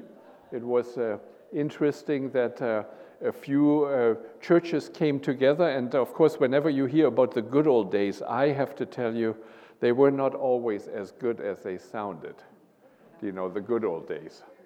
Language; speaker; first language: English; non-native, fluent; German